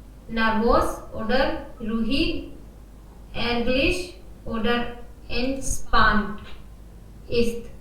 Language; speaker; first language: German; non-native, learner; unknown